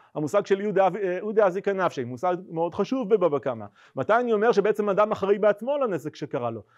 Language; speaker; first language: Hebrew; native; Hebrew